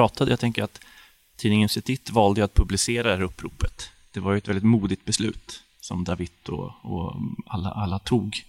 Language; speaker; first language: Swedish; native; Swedish